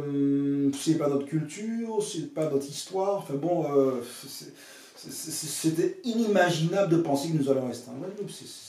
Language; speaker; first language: French; non-native, fluent; English